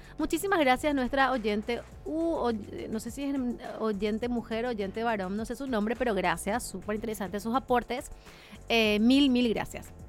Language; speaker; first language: Spanish; native; Spanish